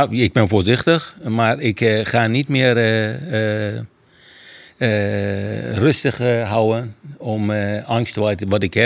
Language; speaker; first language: Dutch; non-native, fluent; Persian